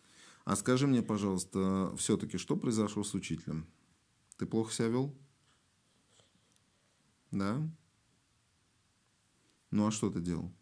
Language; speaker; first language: Russian; native; Russian